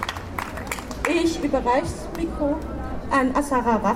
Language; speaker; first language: German; early bilingual, other home language; Turkish